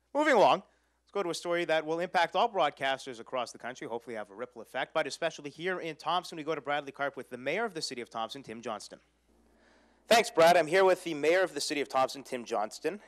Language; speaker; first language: English; native; English